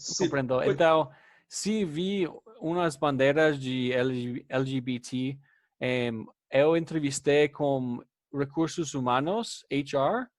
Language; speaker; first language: Portuguese; non-native, learner; English